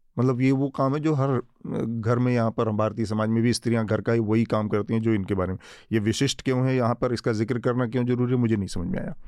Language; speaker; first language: Hindi; native; Hindi